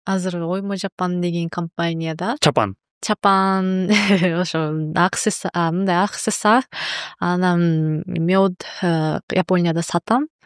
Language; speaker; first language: Kyrgyz; non-native, learner; Japanese